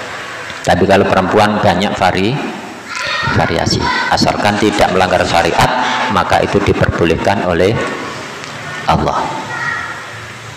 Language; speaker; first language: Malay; non-native, local second language; Javanese